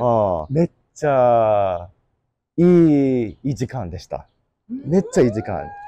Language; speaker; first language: Japanese; non-native, learner; English